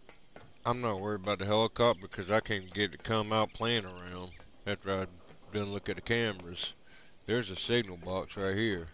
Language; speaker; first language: English; native; English